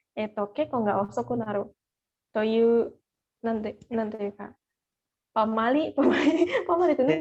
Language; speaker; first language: Japanese; non-native, fluent; Indonesian